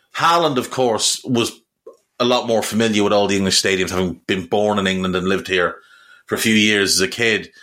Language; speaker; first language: English; native; English